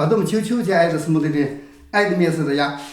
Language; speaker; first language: Russian; non-native, learner; Chinese